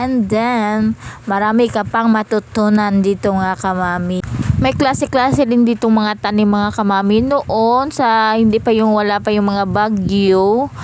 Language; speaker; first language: Filipino; non-native, local second language; Cebuano